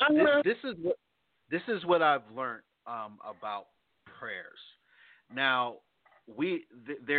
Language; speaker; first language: English; native; English